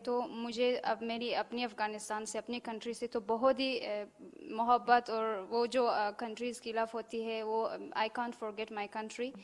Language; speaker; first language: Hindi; non-native, learner; Persian